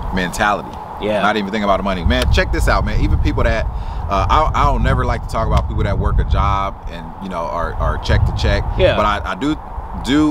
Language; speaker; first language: English; native; English